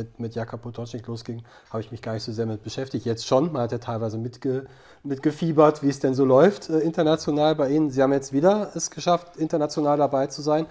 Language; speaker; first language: German; native; German